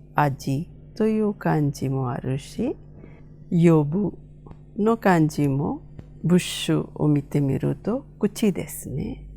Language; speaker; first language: Japanese; non-native, fluent; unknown